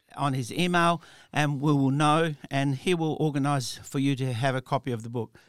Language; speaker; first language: English; early bilingual, other home language; Italian